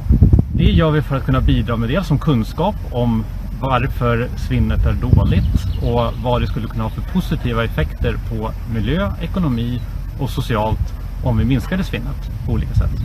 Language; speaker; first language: Swedish; native; Swedish